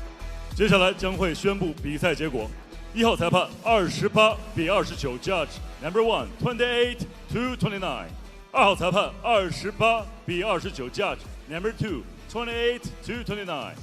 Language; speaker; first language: Chinese; native; Chinese